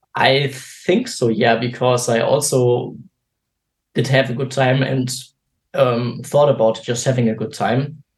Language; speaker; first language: English; non-native, fluent; German